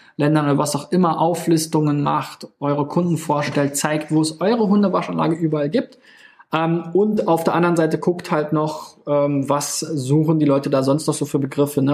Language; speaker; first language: German; native; German